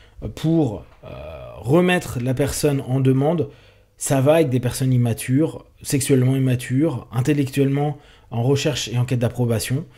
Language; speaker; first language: French; native; French